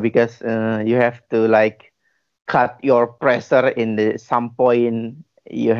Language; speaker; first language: English; non-native, learner; Indonesian